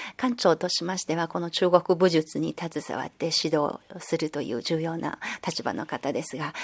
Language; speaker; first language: Japanese; non-native, fluent; Chinese